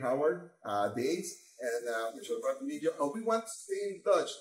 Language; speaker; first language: English; non-native, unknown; Spanish